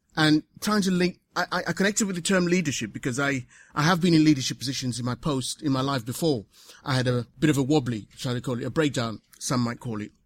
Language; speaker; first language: English; non-native, local second language; Shona